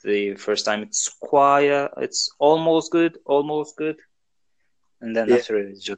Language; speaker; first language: English; non-native, fluent; Arabic